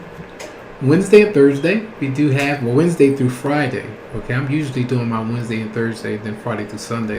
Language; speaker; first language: English; native; English